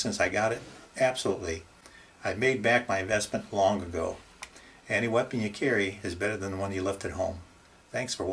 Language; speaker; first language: English; native; English